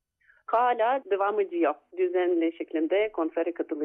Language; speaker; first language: Turkish; non-native, fluent; Russian